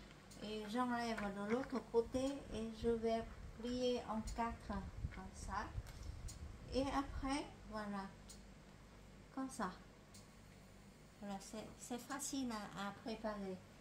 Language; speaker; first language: French; non-native, fluent; Vietnamese